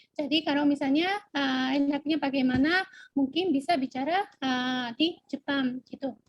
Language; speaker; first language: Indonesian; non-native, fluent; Japanese